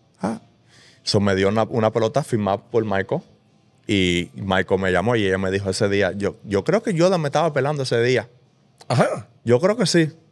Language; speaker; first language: Spanish; early bilingual, heritage; Spanish